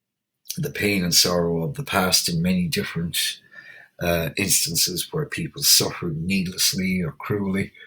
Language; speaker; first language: English; native; English